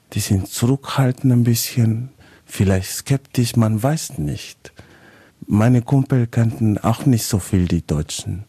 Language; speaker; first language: German; non-native, fluent; Spanish